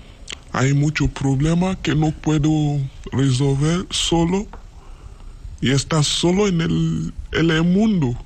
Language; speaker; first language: Spanish; non-native, learner; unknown